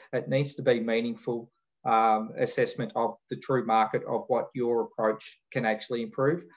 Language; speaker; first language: English; native; English